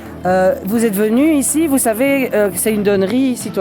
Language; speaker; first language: French; native; French